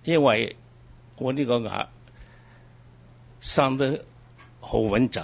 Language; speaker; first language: Cantonese; early bilingual, heritage; Cantonese